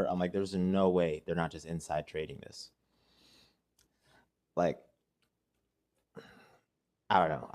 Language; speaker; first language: English; native; English